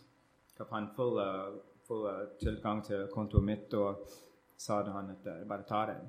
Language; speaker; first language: Norwegian; non-native, learner; English